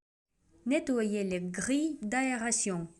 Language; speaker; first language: French; non-native, fluent; Russian